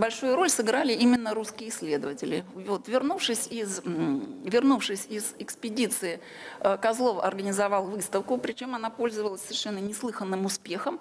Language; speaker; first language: Russian; native; Russian